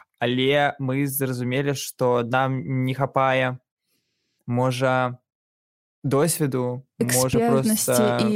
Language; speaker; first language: Belarusian; non-native, local second language; Russian